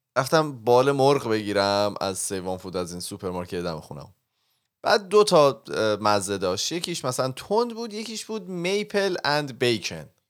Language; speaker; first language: Persian; native; Persian